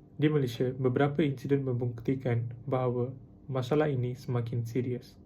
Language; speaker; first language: Malay; non-native, local second language; Tamil